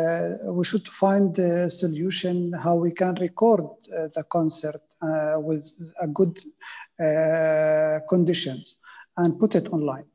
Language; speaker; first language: English; non-native, fluent; Arabic